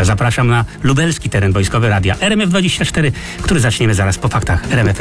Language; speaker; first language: Polish; native; Polish